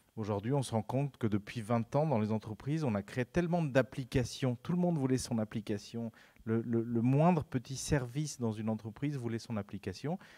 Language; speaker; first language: French; non-native, fluent; Spanish